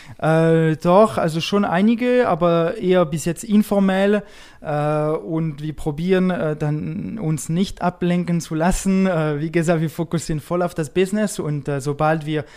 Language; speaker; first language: German; non-native, local second language; French